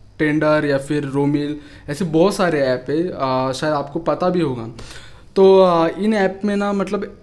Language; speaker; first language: Hindi; native; Hindi